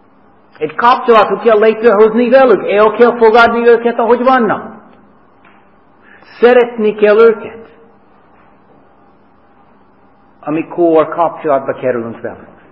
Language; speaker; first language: Hungarian; non-native, fluent; English